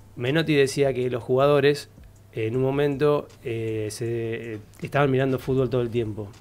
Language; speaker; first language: Spanish; native; Spanish